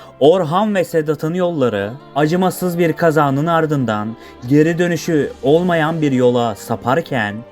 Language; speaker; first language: Turkish; native; Turkish